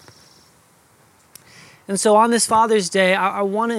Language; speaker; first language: English; native; English